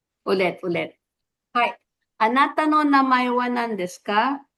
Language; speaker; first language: Japanese; non-native, fluent; Filipino